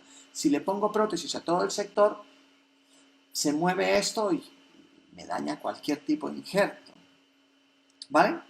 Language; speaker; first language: Spanish; native; Spanish